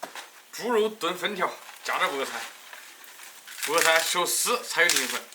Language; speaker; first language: Chinese; native; Chinese